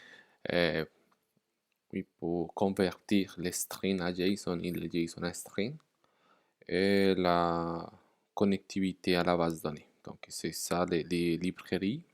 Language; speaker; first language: French; non-native, fluent; Spanish